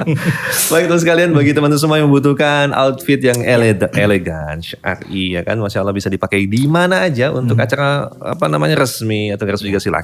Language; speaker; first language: Indonesian; native; Indonesian